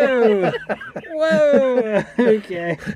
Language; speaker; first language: English; native; English